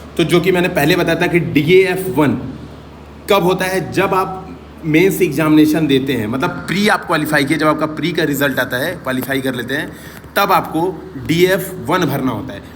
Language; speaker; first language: Hindi; native; Hindi